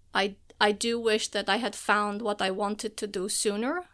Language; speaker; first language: English; non-native, fluent; Albanian